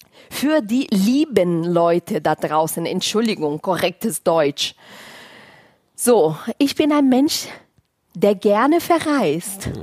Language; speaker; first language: German; non-native, fluent; Portuguese